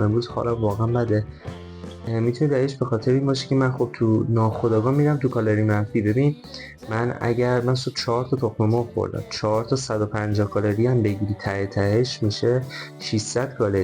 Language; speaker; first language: Persian; native; Persian